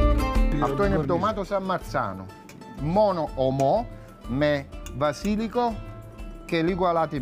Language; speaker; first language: Greek; non-native, learner; Italian